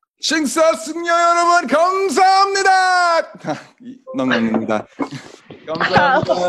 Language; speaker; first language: Korean; non-native, learner; English